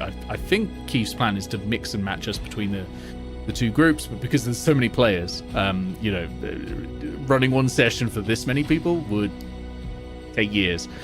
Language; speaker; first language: English; native; English